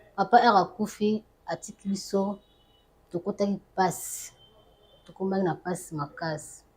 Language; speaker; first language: Lingala; native; Lingala